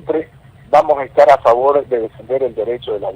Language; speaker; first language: Spanish; native; Spanish